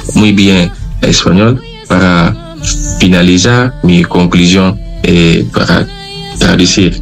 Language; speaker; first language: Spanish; non-native, learner; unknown